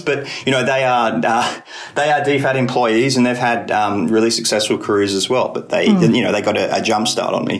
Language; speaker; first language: English; native; English